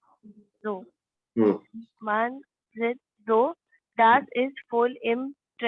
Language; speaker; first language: German; non-native, learner; Hindi